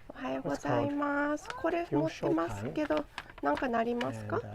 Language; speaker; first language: Japanese; native; Japanese